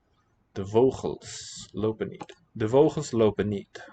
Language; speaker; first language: Dutch; non-native, learner; English